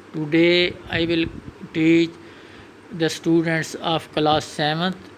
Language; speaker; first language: English; non-native, local second language; Urdu